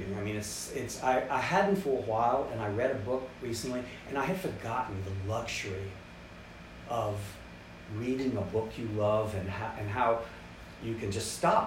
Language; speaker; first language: English; native; English